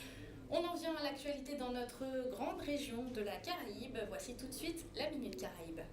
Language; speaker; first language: French; native; French